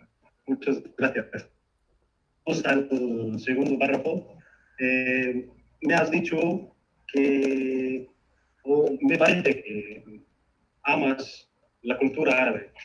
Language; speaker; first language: Spanish; non-native, fluent; Arabic